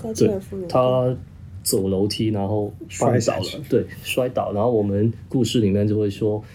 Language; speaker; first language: Chinese; non-native, local second language; Cantonese